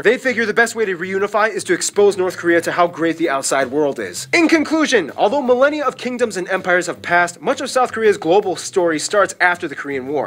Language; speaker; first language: English; early bilingual, other home language; Korean